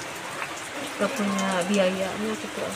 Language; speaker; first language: Indonesian; non-native, local second language; Sundanese